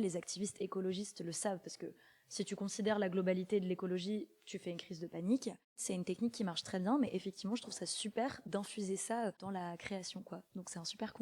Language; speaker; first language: French; native; French